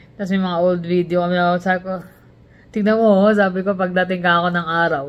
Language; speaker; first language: Filipino; native; Filipino